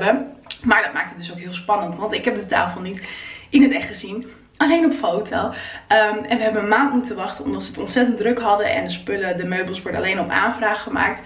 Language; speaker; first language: Dutch; native; Dutch